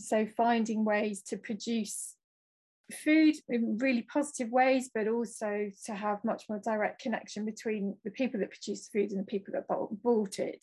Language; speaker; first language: English; native; English